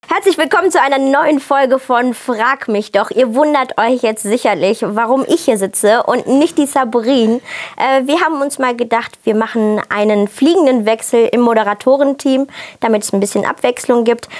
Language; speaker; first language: German; native; German